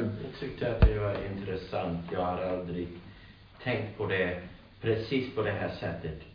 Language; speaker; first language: Swedish; non-native, fluent; English